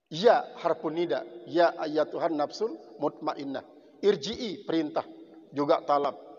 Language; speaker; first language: Indonesian; non-native, local second language; Sasak